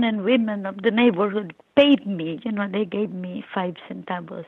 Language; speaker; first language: English; non-native, local second language; Filipino